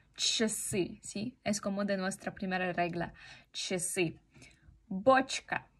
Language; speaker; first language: Spanish; non-native, fluent; Russian